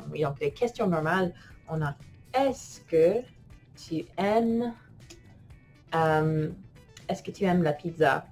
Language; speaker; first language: French; non-native, fluent; English